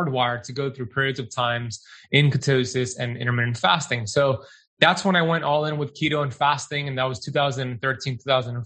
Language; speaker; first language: English; native; English